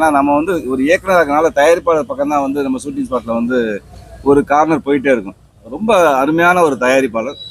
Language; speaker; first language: Tamil; native; Tamil